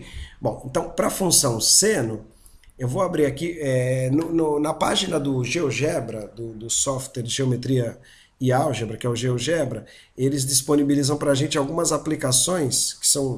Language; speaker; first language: Portuguese; native; Portuguese